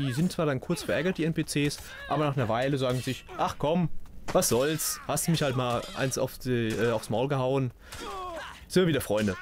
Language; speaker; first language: German; native; German